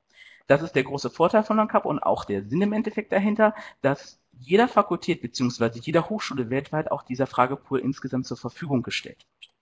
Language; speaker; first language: German; native; German